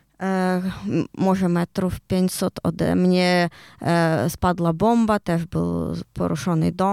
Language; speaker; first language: Polish; non-native, learner; Ukrainian